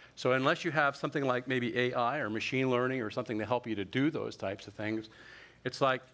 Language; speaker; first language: English; native; English